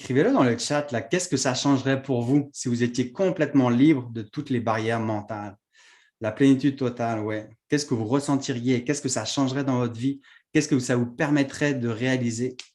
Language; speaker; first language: French; native; French